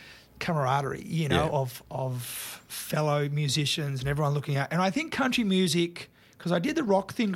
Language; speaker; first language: English; native; English